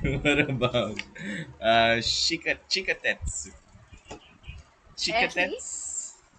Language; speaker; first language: English; non-native, local second language; Filipino